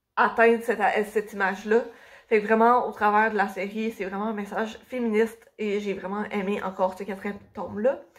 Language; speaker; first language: French; native; French